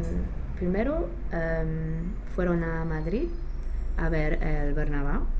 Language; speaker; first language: Spanish; non-native, learner; English